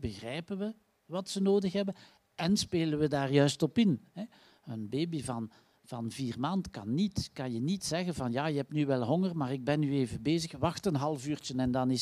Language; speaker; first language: Dutch; native; Dutch